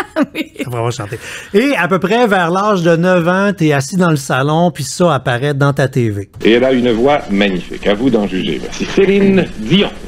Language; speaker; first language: French; native; French